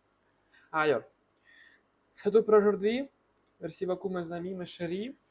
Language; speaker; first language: French; non-native, learner; Russian